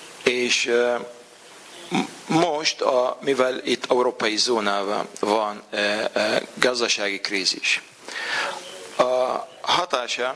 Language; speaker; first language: Hungarian; non-native, fluent; Arabic